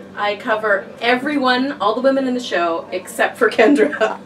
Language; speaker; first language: English; native; English